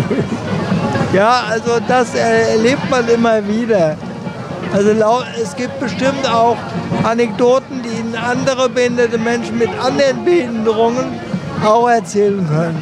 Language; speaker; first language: German; native; German